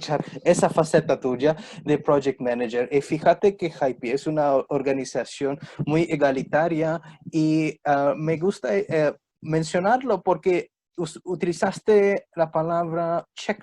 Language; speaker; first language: Spanish; non-native, fluent; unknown